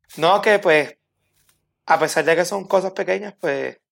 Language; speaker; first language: Spanish; native; Spanish